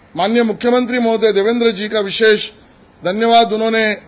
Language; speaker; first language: Hindi; non-native, local second language; Marathi